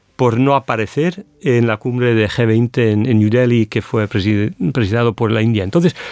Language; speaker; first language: Spanish; non-native, fluent; English